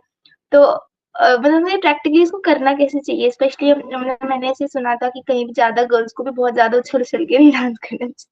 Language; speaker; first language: Hindi; native; Hindi